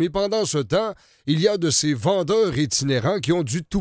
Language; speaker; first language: French; native; French